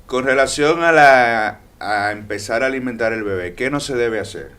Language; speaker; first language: Spanish; native; Spanish